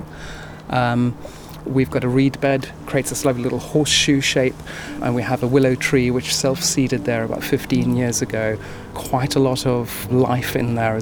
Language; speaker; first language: English; native; English